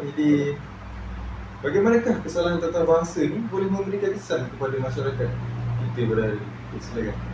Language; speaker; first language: Malay; native; Malay